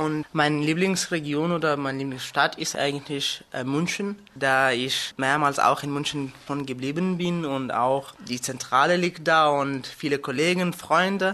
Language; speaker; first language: German; non-native, fluent; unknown